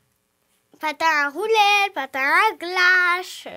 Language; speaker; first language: French; early bilingual, other home language; Ukrainian